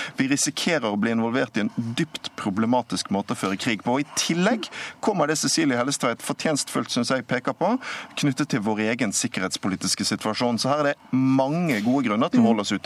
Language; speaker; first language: Norwegian; native; Norwegian